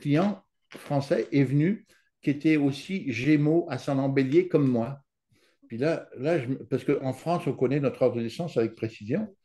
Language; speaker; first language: French; native; French